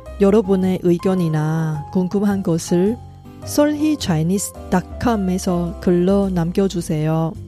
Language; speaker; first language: Korean; non-native, fluent; Chinese